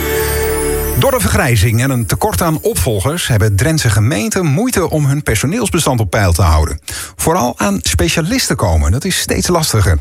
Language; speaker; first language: Dutch; native; Dutch